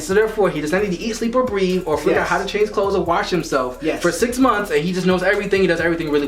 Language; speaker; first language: English; native; English